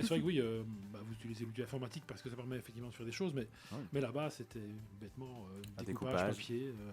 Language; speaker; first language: French; native; French